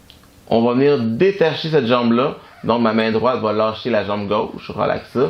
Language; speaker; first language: French; native; French